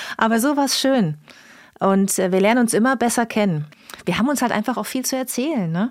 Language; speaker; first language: German; native; German